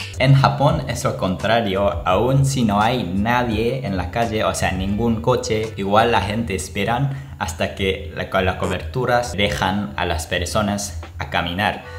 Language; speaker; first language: Spanish; non-native, learner; Japanese